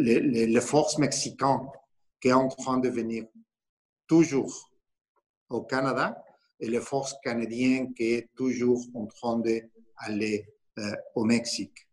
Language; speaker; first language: French; non-native, learner; Spanish